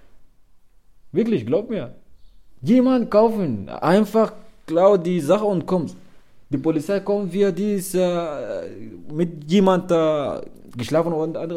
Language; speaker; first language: German; non-native, learner; Arabic